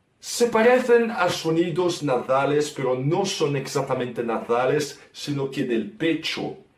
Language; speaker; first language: Spanish; non-native, fluent; Portuguese